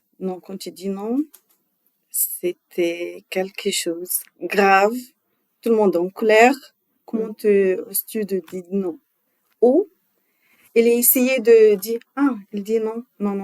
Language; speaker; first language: French; non-native, learner; Arabic